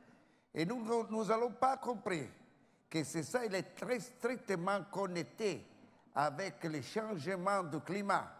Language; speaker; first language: French; non-native, learner; Italian